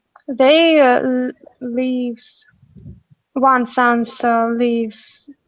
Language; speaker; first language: English; non-native, learner; Russian